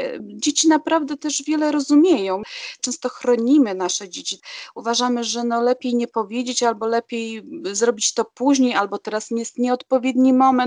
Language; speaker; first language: Polish; native; Polish